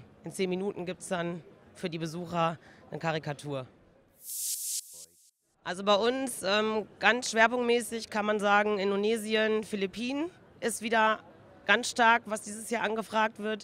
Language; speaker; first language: German; native; German